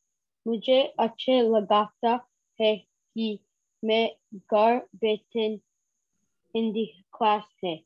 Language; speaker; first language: Hindi; non-native, learner; English